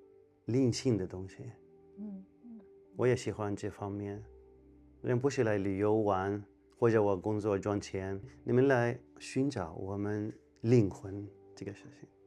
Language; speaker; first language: Chinese; non-native, fluent; Arabic